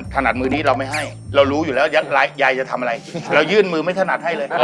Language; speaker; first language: Thai; native; Thai